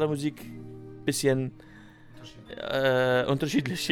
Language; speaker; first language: German; non-native, learner; Arabic